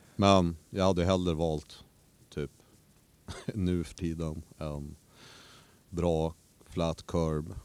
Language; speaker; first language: Swedish; native; Swedish